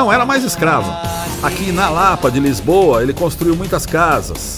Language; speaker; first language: Portuguese; native; Portuguese